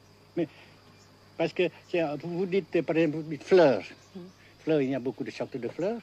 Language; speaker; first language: French; non-native, local second language; Vietnamese